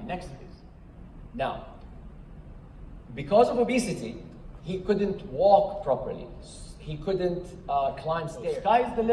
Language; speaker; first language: English; non-native, fluent; Arabic